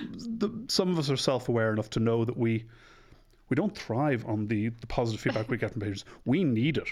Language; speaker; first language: English; native; English